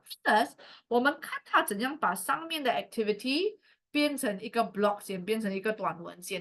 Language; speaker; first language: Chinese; native; Chinese